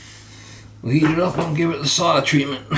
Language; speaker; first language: English; native; English